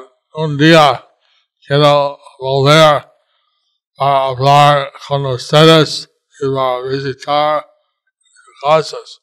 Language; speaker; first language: Spanish; non-native, learner; English